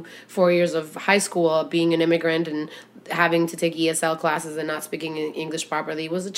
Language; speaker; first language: English; early bilingual, other home language; Albanian